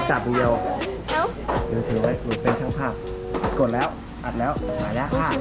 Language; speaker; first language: Thai; native; Thai